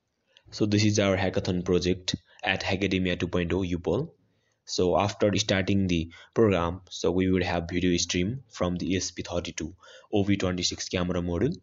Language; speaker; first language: English; non-native, fluent; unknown